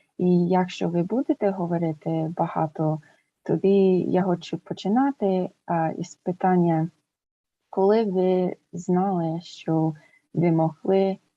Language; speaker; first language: Ukrainian; early bilingual, heritage; English